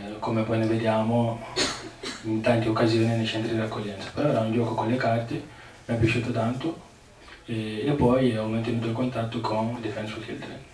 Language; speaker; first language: Italian; non-native, fluent; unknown